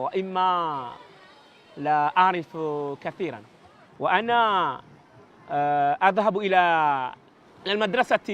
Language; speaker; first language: Arabic; non-native, learner; Comorian